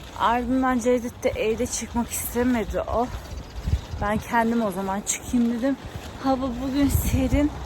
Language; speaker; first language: Turkish; native; Turkish